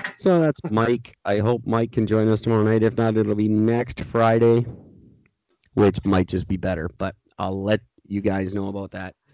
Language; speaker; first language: English; native; English